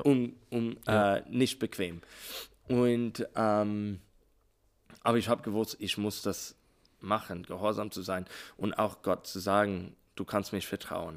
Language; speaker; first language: German; non-native, learner; English